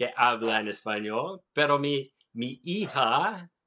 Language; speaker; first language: Spanish; non-native, learner; English